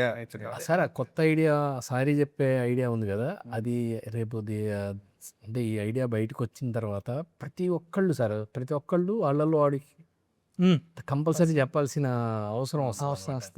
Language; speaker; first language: Telugu; native; Telugu